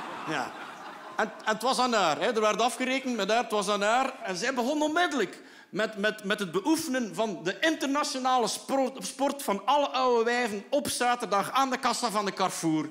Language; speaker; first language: Dutch; native; Dutch